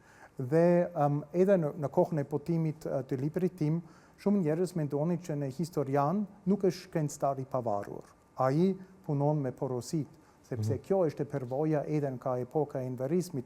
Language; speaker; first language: Albanian; non-native, fluent; German